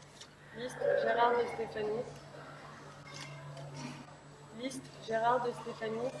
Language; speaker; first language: French; native; French